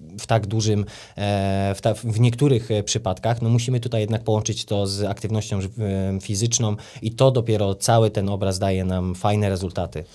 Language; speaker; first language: Polish; native; Polish